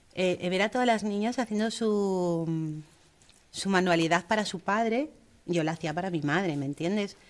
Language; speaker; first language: Spanish; early bilingual, heritage; German